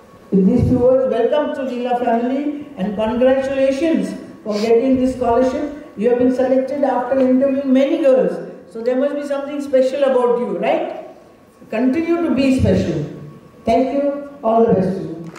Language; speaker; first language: English; non-native, local second language; Marathi